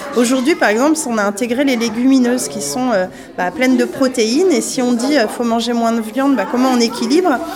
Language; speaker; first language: French; native; French